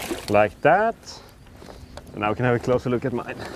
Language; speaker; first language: English; non-native, fluent; Swedish